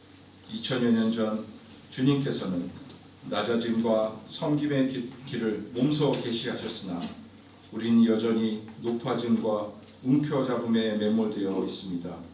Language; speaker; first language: Korean; native; Korean